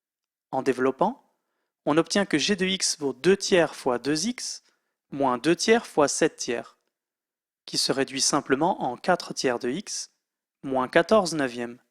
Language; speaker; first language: French; native; French